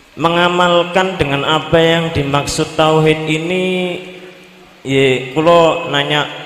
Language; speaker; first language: Indonesian; non-native, local second language; Javanese